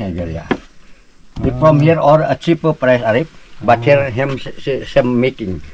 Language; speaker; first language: English; non-native, learner; Indonesian